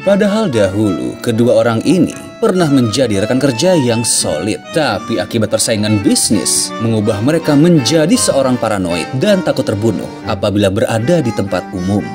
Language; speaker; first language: Indonesian; native; Indonesian